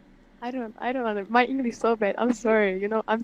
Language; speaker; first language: English; non-native, learner; Turkish